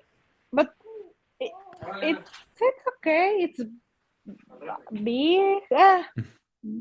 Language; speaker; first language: English; non-native, learner; Spanish